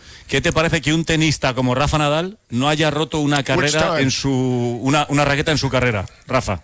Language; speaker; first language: Spanish; native; Spanish